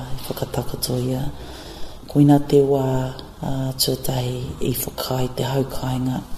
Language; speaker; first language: Māori; non-native, local second language; English